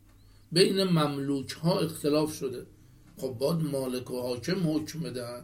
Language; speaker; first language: Persian; native; Persian